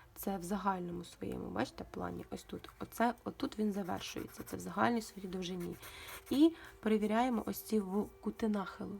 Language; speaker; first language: Ukrainian; non-native, local second language; Russian